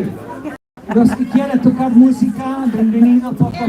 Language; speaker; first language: Spanish; non-native, learner; Hebrew